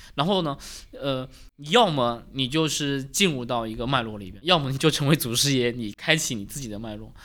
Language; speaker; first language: Chinese; native; Chinese